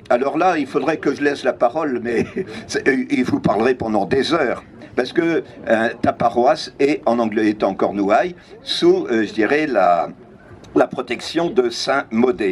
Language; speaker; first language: French; native; French